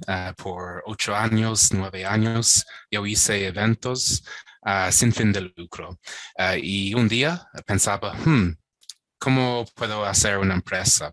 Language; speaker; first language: Spanish; non-native, fluent; English